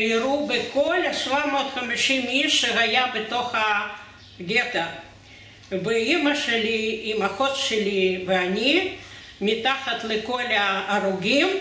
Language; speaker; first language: Hebrew; non-native, fluent; Russian